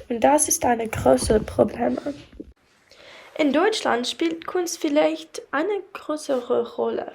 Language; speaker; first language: German; non-native, learner; English